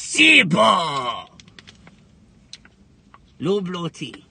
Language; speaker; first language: Russian; non-native, learner; English